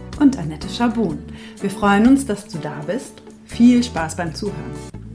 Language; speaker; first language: German; native; German